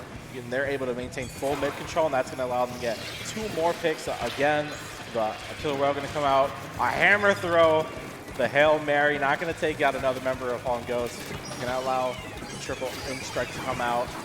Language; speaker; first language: English; native; English